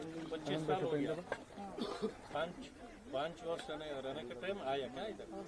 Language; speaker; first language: Hindi; non-native, local second language; Kannada